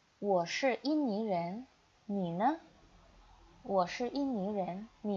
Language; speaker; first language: Chinese; non-native, fluent; Indonesian